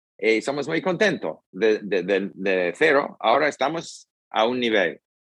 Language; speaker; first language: Spanish; non-native, fluent; English